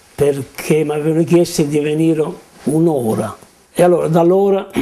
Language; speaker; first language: Italian; native; Italian